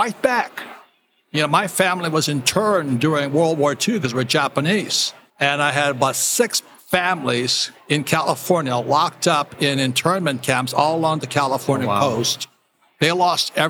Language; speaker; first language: English; native; English